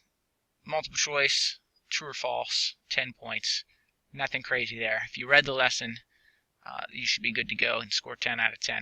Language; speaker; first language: English; native; English